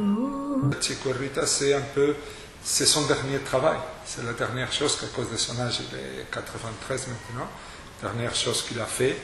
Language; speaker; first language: French; non-native, fluent; Spanish